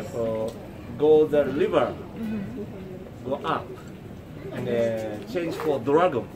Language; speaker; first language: English; non-native, learner; Japanese